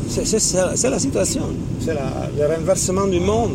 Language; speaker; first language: French; non-native, fluent; Italian